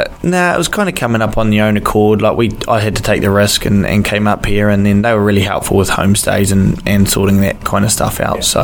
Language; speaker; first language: English; native; English